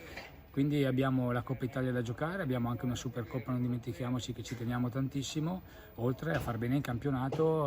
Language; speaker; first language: Italian; native; Italian